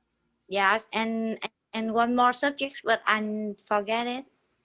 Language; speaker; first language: English; non-native, learner; Vietnamese